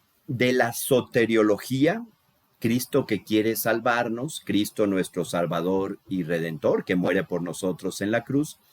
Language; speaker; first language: Spanish; native; Spanish